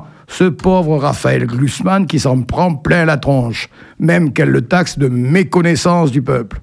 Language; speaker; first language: French; native; French